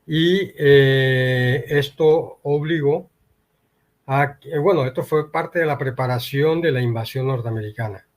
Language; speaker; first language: Spanish; native; Spanish